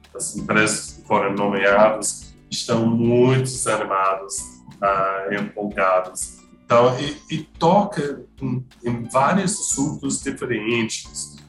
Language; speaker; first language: Portuguese; non-native, fluent; English